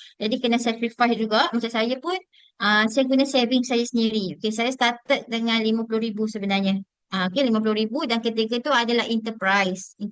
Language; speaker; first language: Malay; native; Malay